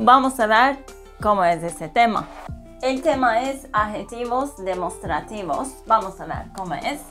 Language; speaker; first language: Spanish; non-native, fluent; Turkish